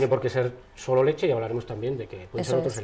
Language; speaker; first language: Spanish; native; Spanish